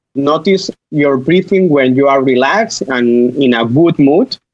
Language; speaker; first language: English; non-native, fluent; Spanish